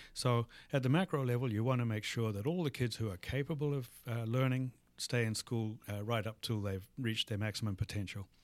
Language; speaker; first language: English; native; English